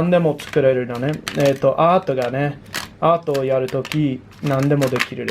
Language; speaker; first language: Japanese; non-native, learner; English